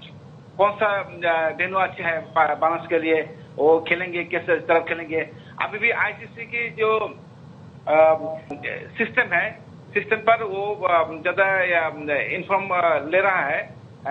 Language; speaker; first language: Hindi; non-native, learner; Bangla